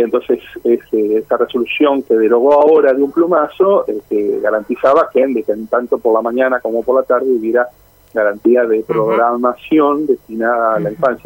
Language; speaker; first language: Spanish; native; Spanish